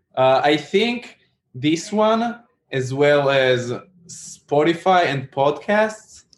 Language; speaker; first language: English; non-native, fluent; Hebrew